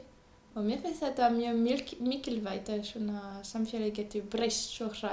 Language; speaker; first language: Icelandic; non-native, fluent; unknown